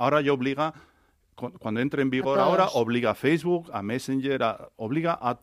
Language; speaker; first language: Spanish; native; Spanish